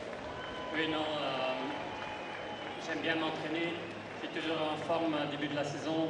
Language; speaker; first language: French; non-native, fluent; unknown